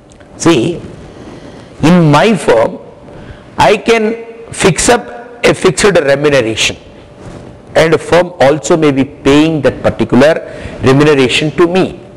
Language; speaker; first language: English; non-native, local second language; Hindi